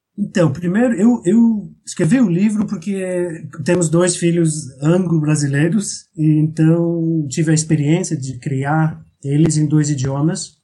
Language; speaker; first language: Portuguese; non-native, fluent; English